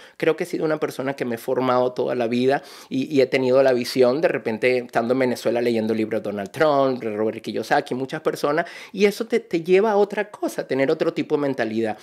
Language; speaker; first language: Spanish; native; Spanish